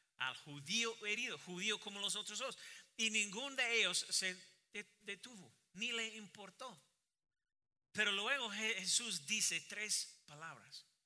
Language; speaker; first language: Spanish; non-native, fluent; English